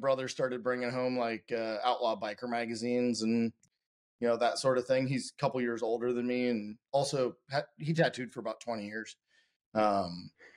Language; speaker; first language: English; native; English